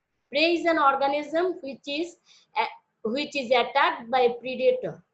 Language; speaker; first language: English; non-native, local second language; Bangla